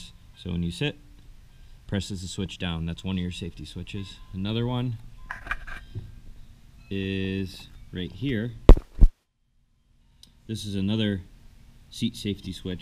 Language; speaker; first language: English; native; English